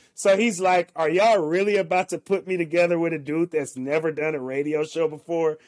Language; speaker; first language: English; native; English